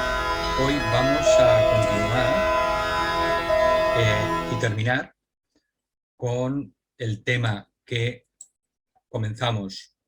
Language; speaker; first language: Spanish; native; Spanish